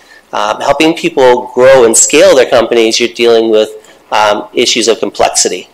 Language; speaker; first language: English; native; English